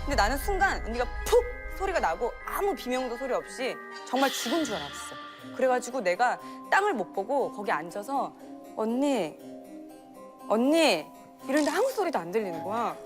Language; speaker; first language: Korean; native; Korean